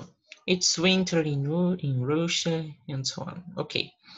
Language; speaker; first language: English; non-native, fluent; Portuguese